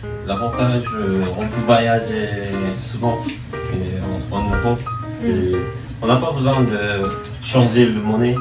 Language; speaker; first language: French; non-native, learner; Korean